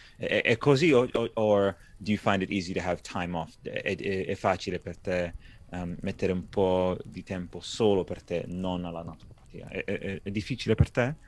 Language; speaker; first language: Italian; non-native, learner; English